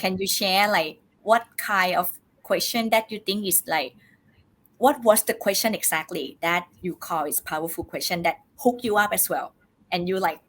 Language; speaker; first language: English; non-native, fluent; Thai